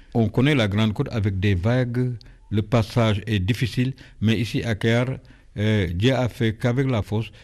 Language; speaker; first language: French; non-native, local second language; Wolof